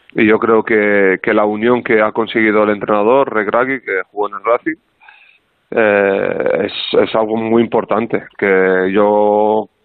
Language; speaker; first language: Spanish; non-native, fluent; Arabic